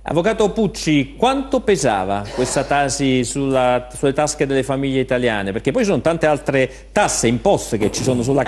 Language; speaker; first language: Italian; native; Italian